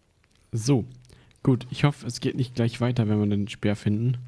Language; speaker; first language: German; native; German